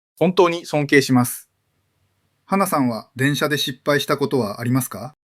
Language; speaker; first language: Japanese; non-native, fluent; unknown